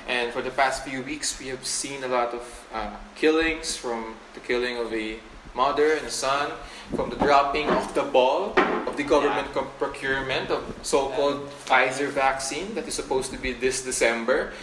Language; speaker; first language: English; non-native, local second language; Filipino